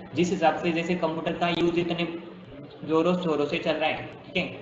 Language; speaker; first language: Hindi; non-native, local second language; Marathi